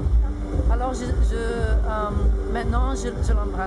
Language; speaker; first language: French; non-native, local second language; Dutch